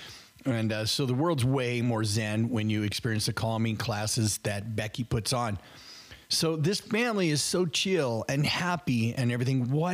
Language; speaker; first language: English; native; English